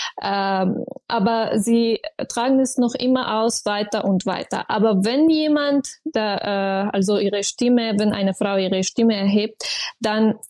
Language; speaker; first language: German; non-native, fluent; Persian